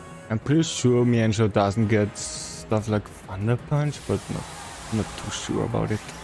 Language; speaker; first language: English; non-native, fluent; German